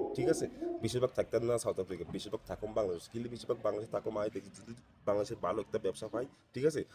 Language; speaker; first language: Bangla; non-native, learner; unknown